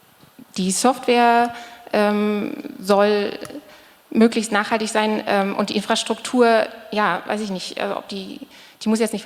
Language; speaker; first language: German; native; German